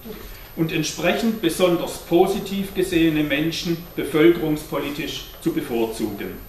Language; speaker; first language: German; native; German